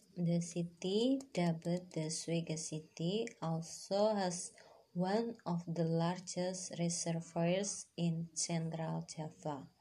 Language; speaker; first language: English; non-native, fluent; Indonesian